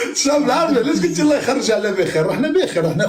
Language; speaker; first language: Arabic; native; Arabic